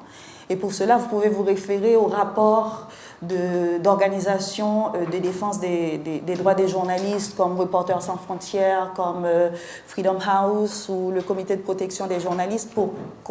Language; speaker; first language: French; non-native, local second language; Haitian Creole